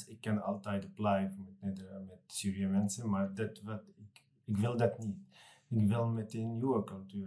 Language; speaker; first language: Dutch; non-native, learner; Arabic